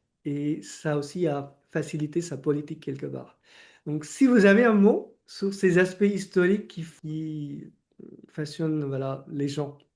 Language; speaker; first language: French; non-native, fluent; Marathi